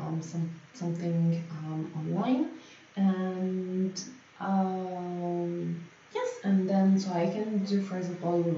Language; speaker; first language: English; non-native, fluent; French